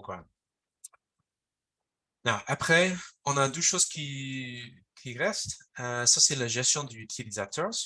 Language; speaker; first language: French; non-native, fluent; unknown